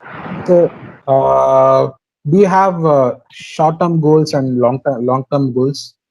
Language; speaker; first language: English; non-native, local second language; Tamil